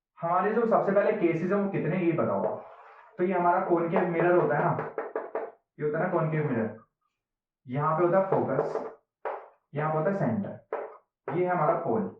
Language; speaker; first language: Hindi; native; Hindi